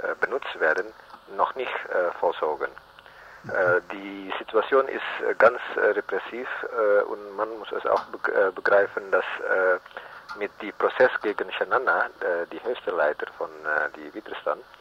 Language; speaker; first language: German; non-native, learner; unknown